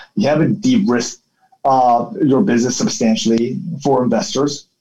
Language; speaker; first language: English; early bilingual, other home language; Chinese